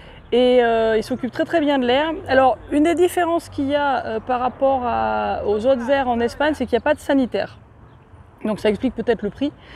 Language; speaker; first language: French; native; French